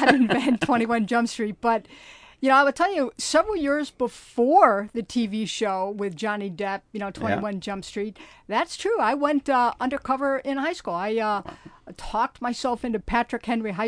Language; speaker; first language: English; native; English